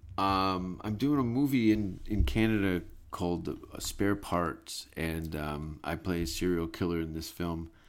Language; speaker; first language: English; native; English